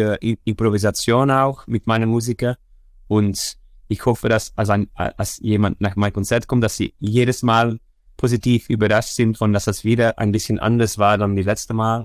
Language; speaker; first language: German; non-native, fluent; Dutch